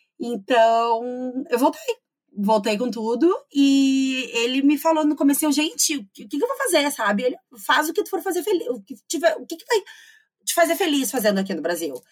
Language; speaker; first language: Portuguese; native; Portuguese